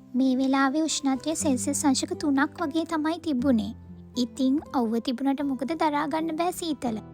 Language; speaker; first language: Sinhala; native; Sinhala